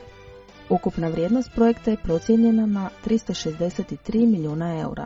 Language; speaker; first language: Croatian; native; Croatian